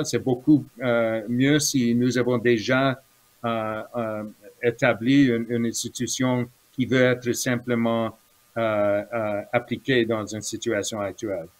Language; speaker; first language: French; non-native, fluent; English